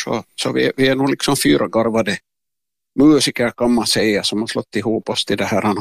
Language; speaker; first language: Swedish; native; Swedish